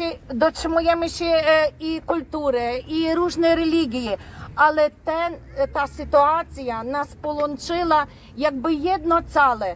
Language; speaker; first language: Polish; non-native, fluent; Ukrainian